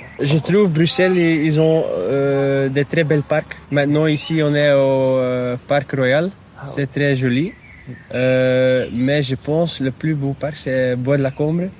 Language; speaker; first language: French; non-native, local second language; Dutch